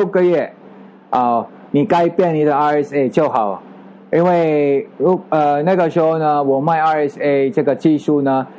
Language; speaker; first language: Chinese; non-native, fluent; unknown